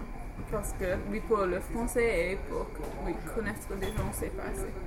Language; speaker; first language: French; non-native, fluent; English